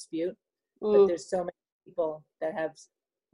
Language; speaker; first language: English; native; English